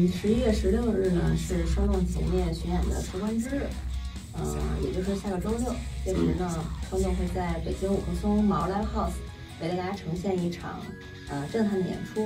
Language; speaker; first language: Chinese; native; Chinese